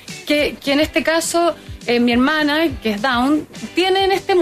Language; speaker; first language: Spanish; native; Spanish